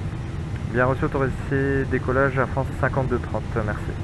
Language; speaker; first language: French; native; French